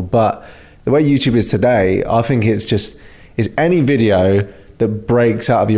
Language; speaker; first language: English; native; English